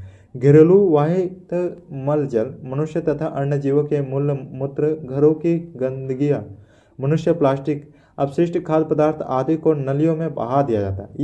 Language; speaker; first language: Hindi; native; Hindi